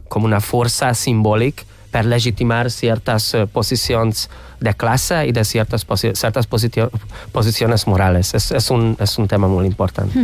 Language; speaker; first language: Catalan; non-native, fluent; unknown